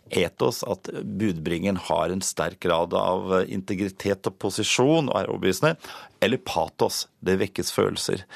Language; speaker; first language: Norwegian; native; Norwegian